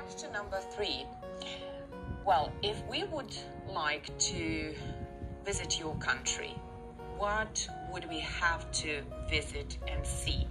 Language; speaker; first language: English; non-native, fluent; Serbian